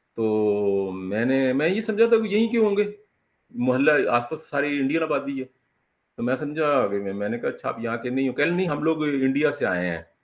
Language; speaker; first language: Urdu; non-native, local second language; Punjabi